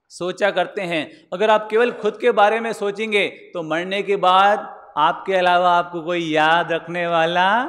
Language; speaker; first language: Hindi; native; Hindi